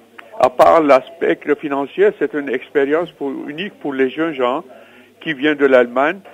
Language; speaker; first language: French; non-native, learner; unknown